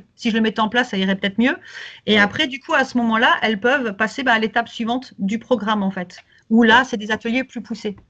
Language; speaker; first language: French; native; French